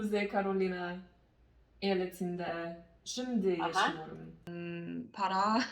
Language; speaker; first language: Turkish; non-native, learner; English